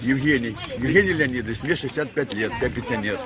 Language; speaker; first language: Russian; native; Russian